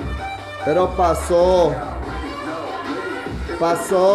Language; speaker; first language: Spanish; early bilingual, heritage; Spanish